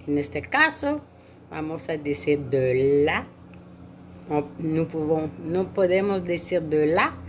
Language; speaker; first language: Spanish; non-native, learner; French